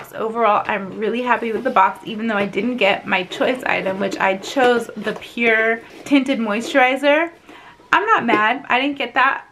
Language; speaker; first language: English; native; English